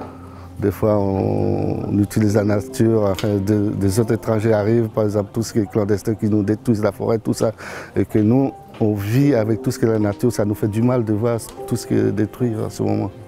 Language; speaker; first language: French; non-native, local second language; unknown